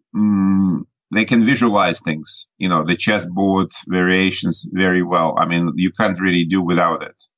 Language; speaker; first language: English; non-native, fluent; Russian